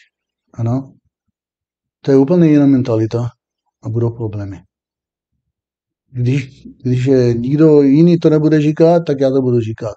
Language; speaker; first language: Czech; non-native, fluent; Hebrew